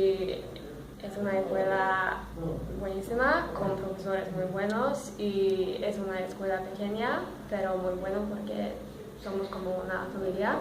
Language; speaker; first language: Spanish; non-native, learner; Swedish